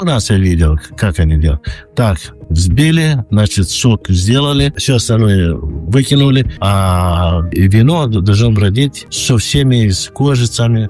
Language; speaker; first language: Ukrainian; non-native, local second language; Romanian